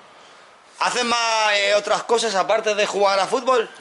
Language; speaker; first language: Spanish; native; Spanish